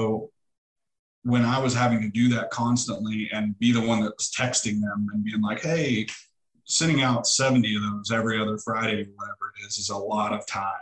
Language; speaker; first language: English; native; English